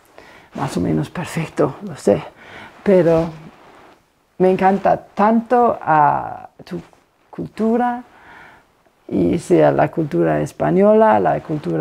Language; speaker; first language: Spanish; non-native, fluent; Danish